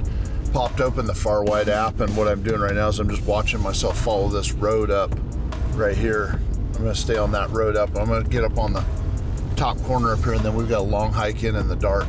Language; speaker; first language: English; native; English